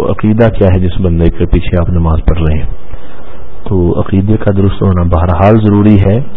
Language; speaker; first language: Urdu; non-native, local second language; Punjabi